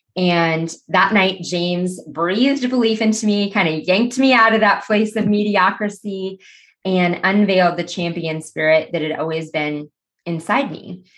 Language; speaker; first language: English; native; English